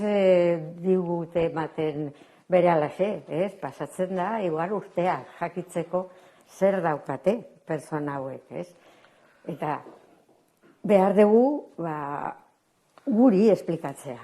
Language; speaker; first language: Basque; non-native, local second language; Spanish